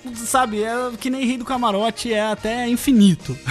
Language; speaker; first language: Portuguese; native; Portuguese